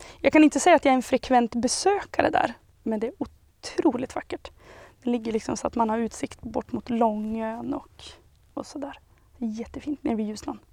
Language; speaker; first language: Swedish; native; Swedish